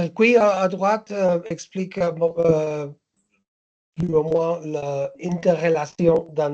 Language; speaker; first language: French; non-native, learner; English